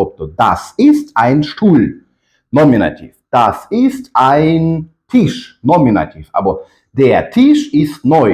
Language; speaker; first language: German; non-native, fluent; Ukrainian